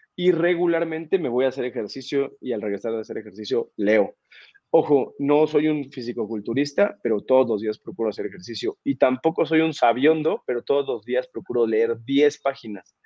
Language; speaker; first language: Spanish; native; Spanish